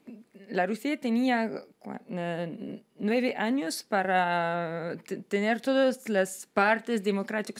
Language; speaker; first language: Spanish; non-native, fluent; Russian